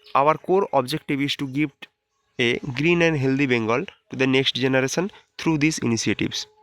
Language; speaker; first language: English; non-native, local second language; Bangla